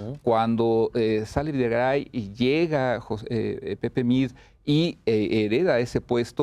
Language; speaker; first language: Spanish; native; Spanish